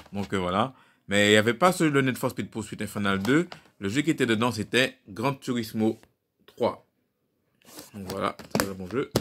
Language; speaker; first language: French; native; French